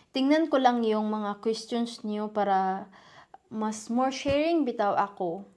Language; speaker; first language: Filipino; non-native, local second language; Cebuano